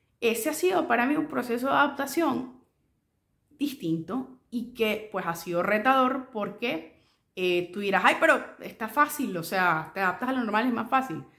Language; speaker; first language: Spanish; native; Spanish